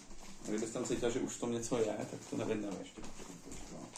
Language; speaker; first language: Czech; native; Czech